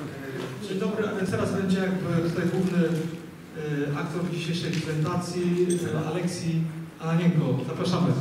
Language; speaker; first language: Polish; native; Polish